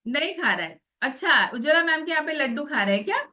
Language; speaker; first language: Hindi; non-native, local second language; Marathi